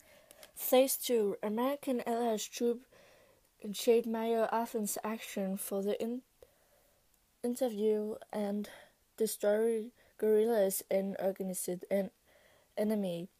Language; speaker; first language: English; non-native, learner; Danish